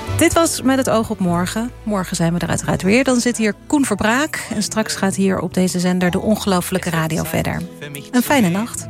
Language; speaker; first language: Dutch; native; Dutch